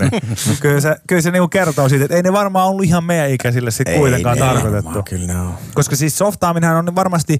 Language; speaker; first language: Finnish; native; Finnish